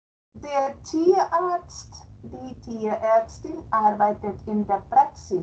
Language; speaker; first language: German; non-native, fluent; Spanish